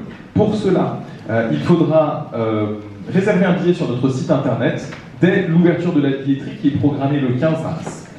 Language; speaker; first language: French; native; French